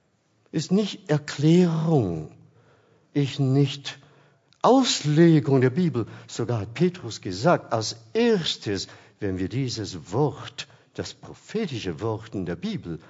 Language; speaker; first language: German; non-native, fluent; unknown